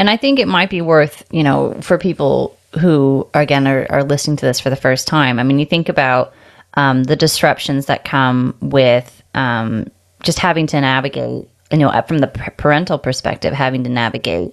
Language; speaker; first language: English; native; English